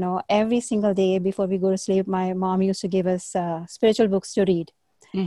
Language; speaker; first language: English; non-native, local second language; Hindi